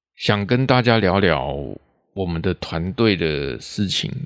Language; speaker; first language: Chinese; non-native, local second language; Min Nan Chinese